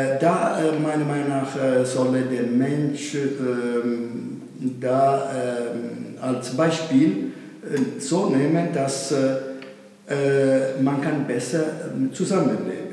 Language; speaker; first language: German; non-native, learner; Italian